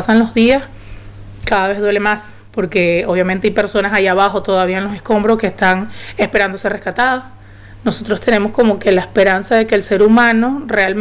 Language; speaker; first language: Spanish; native; Spanish